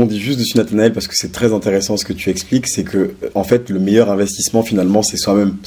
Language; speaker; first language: French; native; French